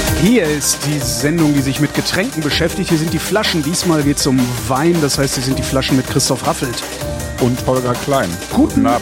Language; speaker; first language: German; native; German